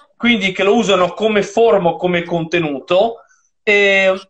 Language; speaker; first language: Italian; native; Italian